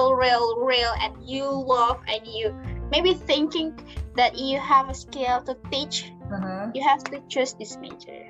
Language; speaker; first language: English; non-native, learner; Indonesian